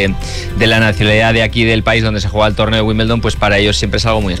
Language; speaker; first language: Spanish; native; Spanish